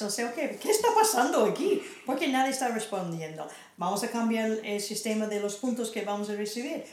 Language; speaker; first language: Spanish; non-native, fluent; English